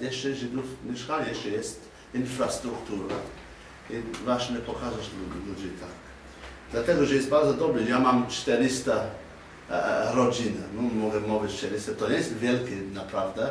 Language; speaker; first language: Polish; non-native, learner; English